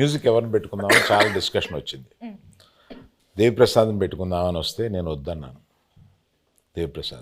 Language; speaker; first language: Telugu; native; Telugu